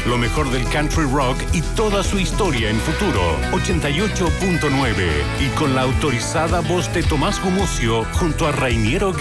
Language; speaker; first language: Spanish; native; Spanish